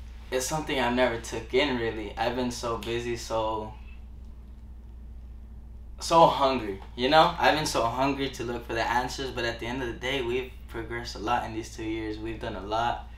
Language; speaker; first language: English; early bilingual, other home language; Spanish